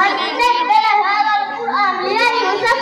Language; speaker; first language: Arabic; non-native, learner; Bangla